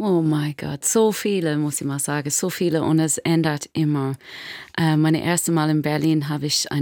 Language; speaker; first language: German; non-native, learner; English